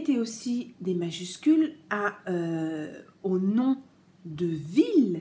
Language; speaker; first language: French; native; French